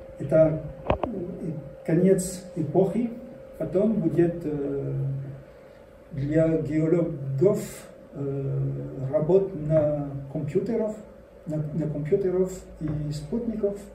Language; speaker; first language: Russian; non-native, learner; French